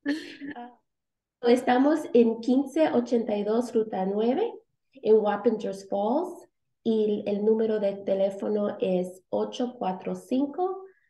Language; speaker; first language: Spanish; early bilingual, heritage; Spanish